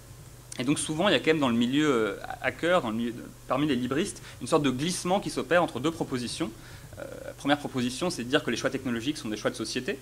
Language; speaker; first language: French; native; French